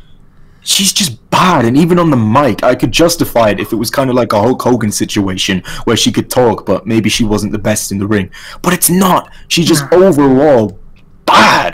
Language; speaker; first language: English; native; English